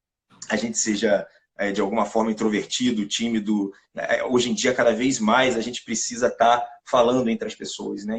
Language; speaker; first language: Portuguese; native; Portuguese